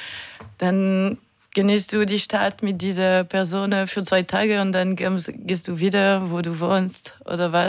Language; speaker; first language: German; non-native, learner; French